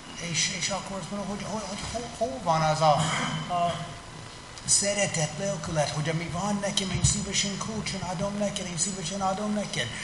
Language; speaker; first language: Hungarian; non-native, fluent; English